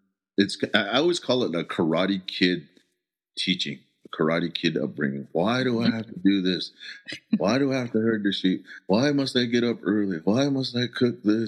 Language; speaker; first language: English; early bilingual, other home language; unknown